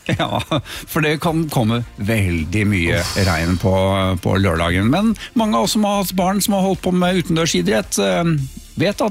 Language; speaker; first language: Norwegian; native; Norwegian